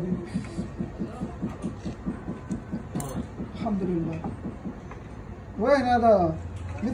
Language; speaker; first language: Arabic; non-native, learner; Urdu